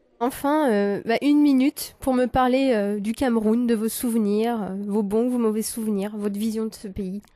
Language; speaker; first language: French; native; French